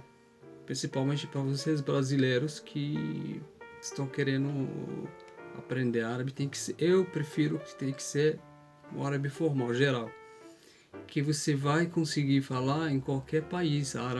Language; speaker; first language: Portuguese; non-native, fluent; Arabic